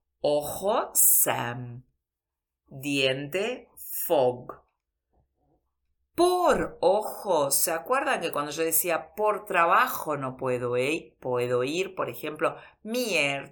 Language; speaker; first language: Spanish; early bilingual, heritage; Spanish